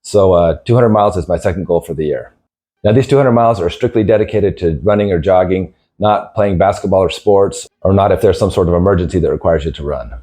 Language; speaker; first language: English; native; English